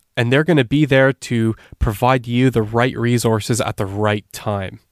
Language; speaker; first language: English; native; English